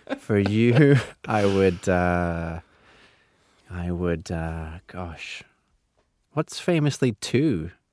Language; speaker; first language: English; native; English